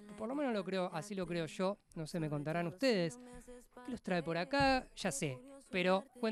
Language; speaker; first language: Spanish; native; Spanish